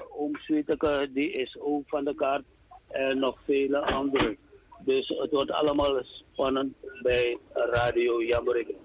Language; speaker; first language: Dutch; native; Dutch